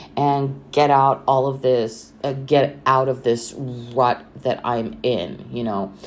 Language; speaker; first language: English; non-native, fluent; Romanian